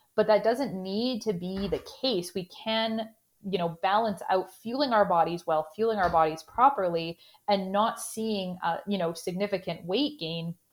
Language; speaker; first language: English; native; English